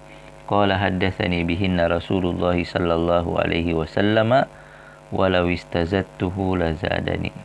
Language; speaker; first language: Arabic; non-native, fluent; Indonesian